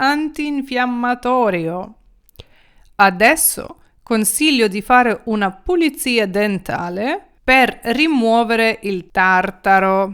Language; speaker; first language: Italian; non-native, fluent; Ukrainian